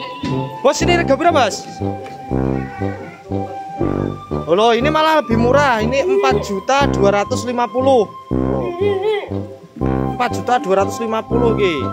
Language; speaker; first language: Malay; non-native, local second language; Javanese